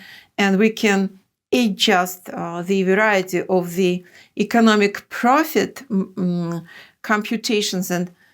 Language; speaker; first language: English; non-native, fluent; Russian